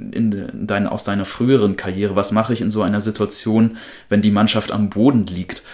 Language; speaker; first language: German; native; German